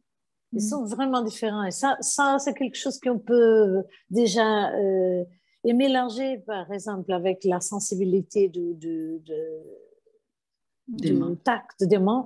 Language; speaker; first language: French; non-native, fluent; Portuguese